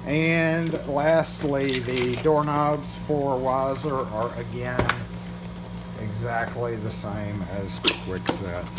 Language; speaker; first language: English; native; English